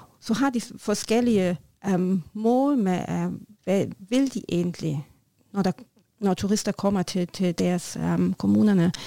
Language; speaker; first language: Norwegian; non-native, learner; German